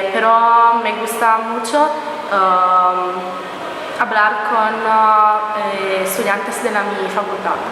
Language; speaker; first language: Spanish; non-native, learner; Italian